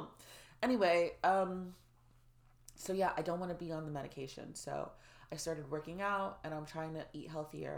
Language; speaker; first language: English; native; English